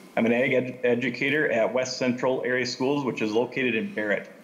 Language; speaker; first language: English; native; English